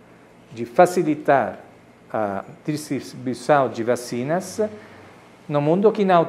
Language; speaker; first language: Spanish; non-native, fluent; Italian